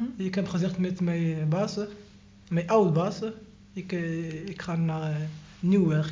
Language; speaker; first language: Dutch; non-native, learner; Arabic